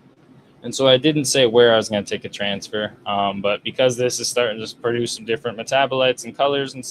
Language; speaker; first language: English; native; English